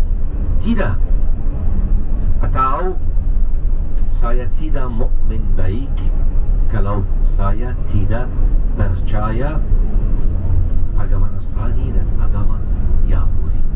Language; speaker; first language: Indonesian; non-native, fluent; Arabic